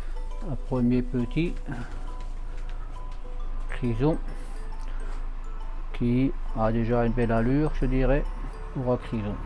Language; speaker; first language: French; native; French